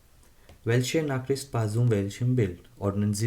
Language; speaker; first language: German; non-native, learner; Hindi